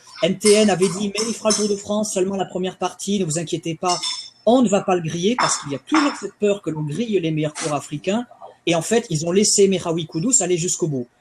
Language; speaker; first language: French; native; French